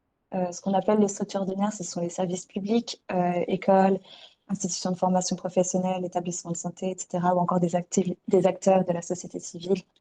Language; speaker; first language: French; native; French